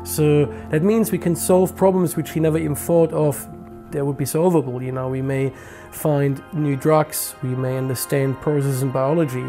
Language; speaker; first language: English; non-native, fluent; German